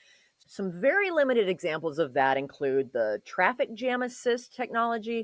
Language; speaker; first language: English; native; English